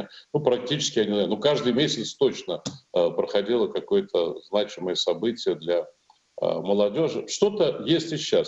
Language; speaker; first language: Russian; native; Russian